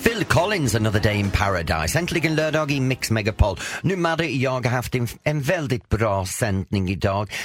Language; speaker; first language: Swedish; non-native, fluent; English